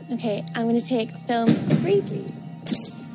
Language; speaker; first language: English; native; English